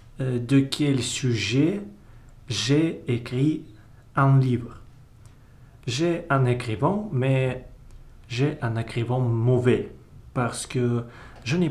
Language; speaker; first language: French; non-native, learner; Russian